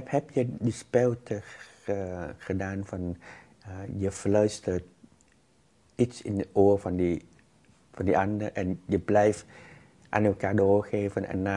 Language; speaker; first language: Dutch; non-native, fluent; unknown